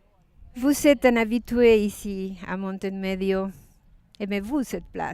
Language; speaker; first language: French; non-native, learner; Spanish